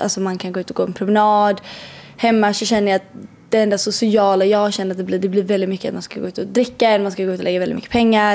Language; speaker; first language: Swedish; native; Swedish